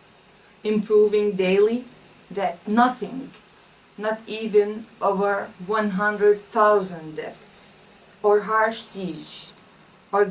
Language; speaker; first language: English; non-native, fluent; Arabic